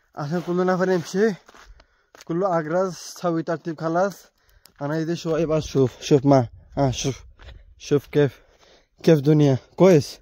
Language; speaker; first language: Arabic; non-native, learner; Bangla